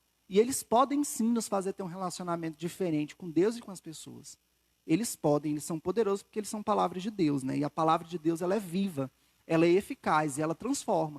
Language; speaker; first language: Portuguese; native; Portuguese